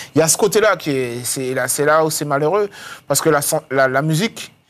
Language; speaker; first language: French; native; French